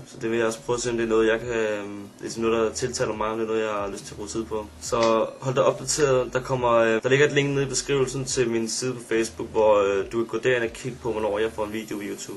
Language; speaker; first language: Danish; native; Danish